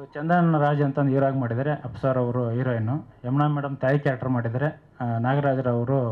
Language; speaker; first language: Kannada; native; Kannada